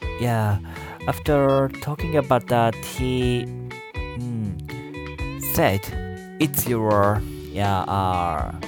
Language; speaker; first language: English; non-native, learner; Japanese